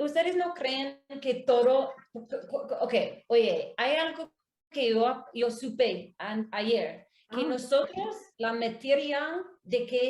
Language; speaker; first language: Spanish; non-native, learner; English